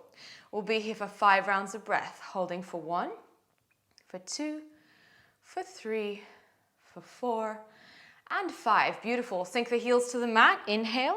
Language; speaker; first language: English; native; English